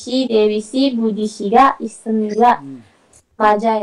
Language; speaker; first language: Korean; non-native, learner; Indonesian